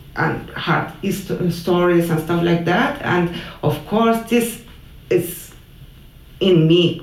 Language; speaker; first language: English; non-native, fluent; Spanish